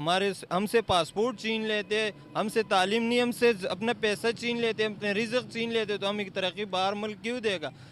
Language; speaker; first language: Hindi; non-native, local second language; Pashto